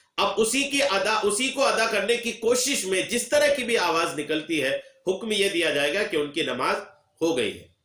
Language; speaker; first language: Urdu; native; Urdu